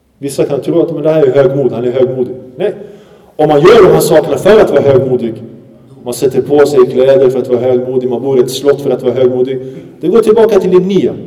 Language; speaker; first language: Swedish; early bilingual, other home language; Arabic